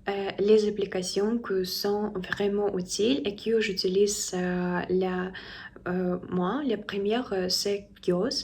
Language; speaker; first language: French; non-native, learner; Russian